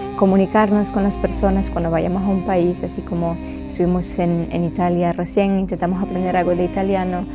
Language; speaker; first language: Spanish; non-native, local second language; German